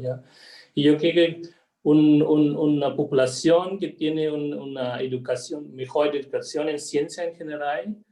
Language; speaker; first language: Spanish; non-native, fluent; German